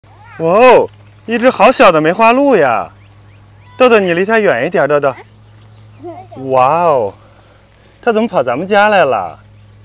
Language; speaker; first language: Chinese; native; Chinese